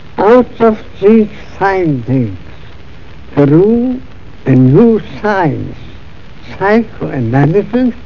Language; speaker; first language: English; non-native, fluent; German